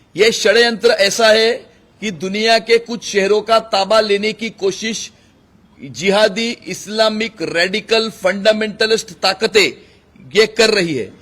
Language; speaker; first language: Hindi; non-native, local second language; Marathi